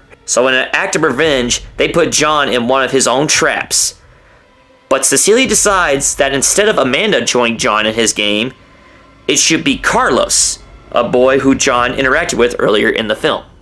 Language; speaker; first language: English; native; English